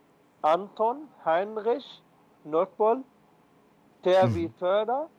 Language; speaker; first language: German; non-native, learner; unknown